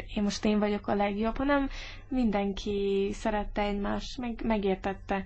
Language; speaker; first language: Hungarian; early bilingual, heritage; English